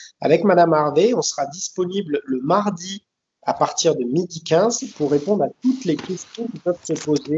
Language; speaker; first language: French; native; French